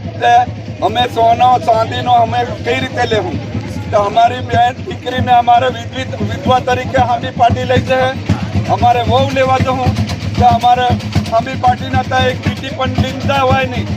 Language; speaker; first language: Gujarati; non-native, local second language; Rathawi